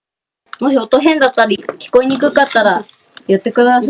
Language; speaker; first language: Japanese; native; Japanese